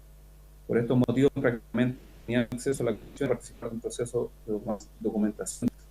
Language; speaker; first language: Spanish; native; Spanish